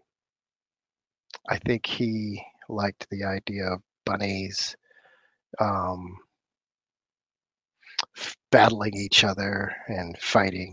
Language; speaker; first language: English; native; English